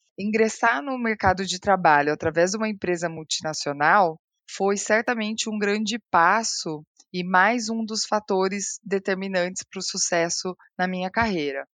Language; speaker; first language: Portuguese; native; Portuguese